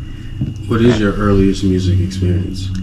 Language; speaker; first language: English; native; English